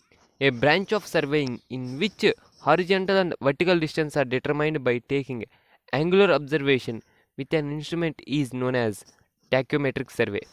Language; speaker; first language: English; non-native, local second language; Telugu